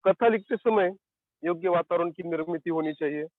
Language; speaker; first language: Hindi; non-native, local second language; Marathi